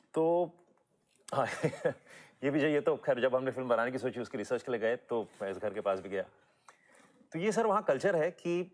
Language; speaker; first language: Hindi; native; Hindi